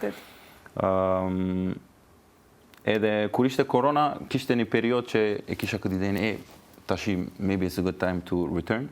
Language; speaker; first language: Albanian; non-native, learner; Turkish